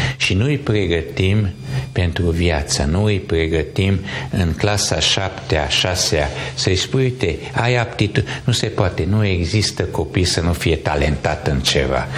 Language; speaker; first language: Romanian; non-native, local second language; Hungarian